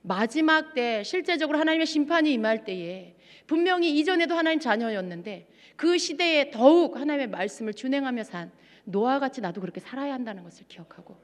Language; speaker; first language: Korean; native; Korean